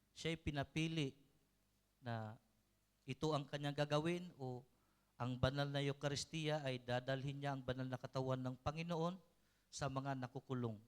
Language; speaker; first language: Filipino; non-native, local second language; Cebuano